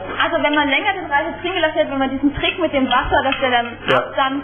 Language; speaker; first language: German; native; German